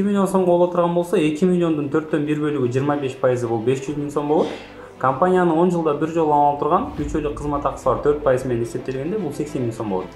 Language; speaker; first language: Kyrgyz; native; Kyrgyz